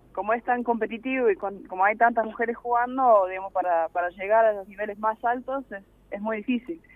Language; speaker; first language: Spanish; early bilingual, other home language; English